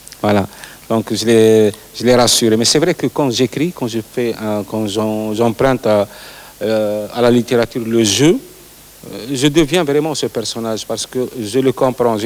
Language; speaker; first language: French; non-native, local second language; Arabic